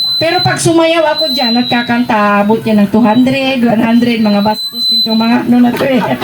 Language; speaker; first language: Filipino; non-native, local second language; Iloko